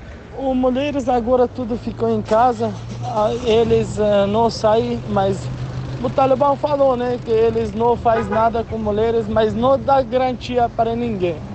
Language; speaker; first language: Portuguese; non-native, learner; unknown